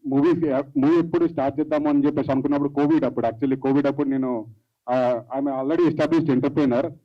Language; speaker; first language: Telugu; native; Telugu